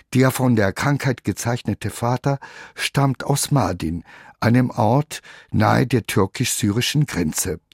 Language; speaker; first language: German; native; German